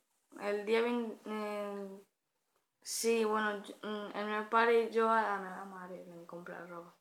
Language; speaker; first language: Catalan; non-native, learner; Romanian